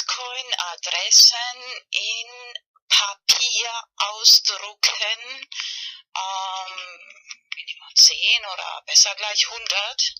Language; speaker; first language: German; non-native, fluent; Spanish